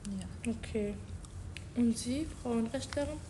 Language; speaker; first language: German; non-native, learner; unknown